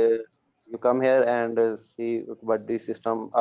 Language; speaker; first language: English; non-native, learner; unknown